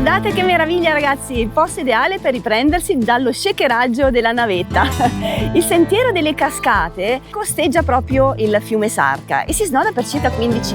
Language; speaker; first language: Italian; native; Italian